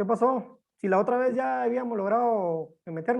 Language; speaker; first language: Spanish; native; Spanish